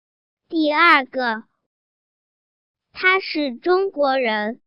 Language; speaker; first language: Chinese; non-native, learner; Swahili